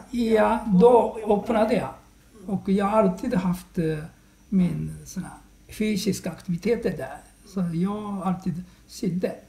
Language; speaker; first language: Swedish; non-native, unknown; Japanese